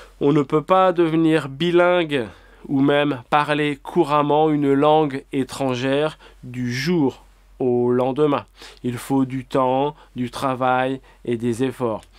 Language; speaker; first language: French; native; French